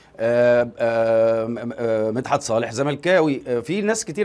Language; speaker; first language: Arabic; native; Arabic